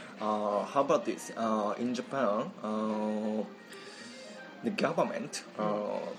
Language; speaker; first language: English; non-native, learner; Japanese